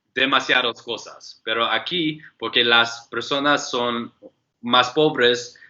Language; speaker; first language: Spanish; non-native, learner; English